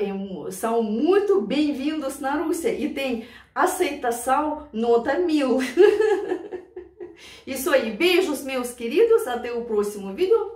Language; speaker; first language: Portuguese; non-native, learner; Russian